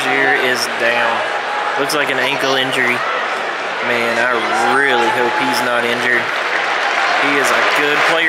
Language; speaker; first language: English; native; English